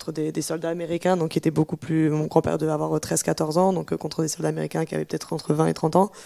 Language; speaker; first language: French; native; French